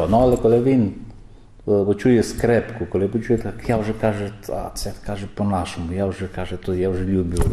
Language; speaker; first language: Ukrainian; early bilingual, heritage; Ukrainian